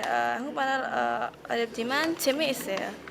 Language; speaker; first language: Korean; non-native, learner; Indonesian